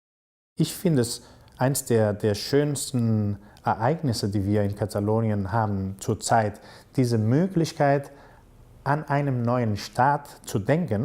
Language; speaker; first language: German; non-native, fluent; Catalan